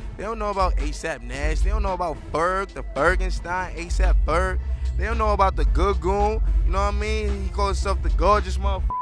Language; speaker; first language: English; native; English